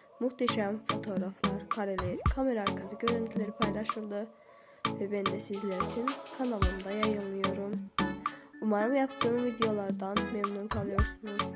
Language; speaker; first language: Turkish; native; Turkish